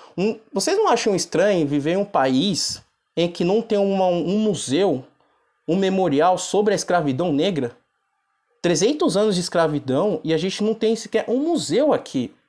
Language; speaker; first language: Portuguese; native; Portuguese